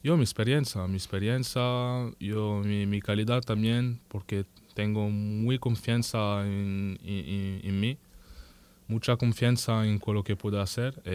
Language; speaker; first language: Spanish; non-native, learner; French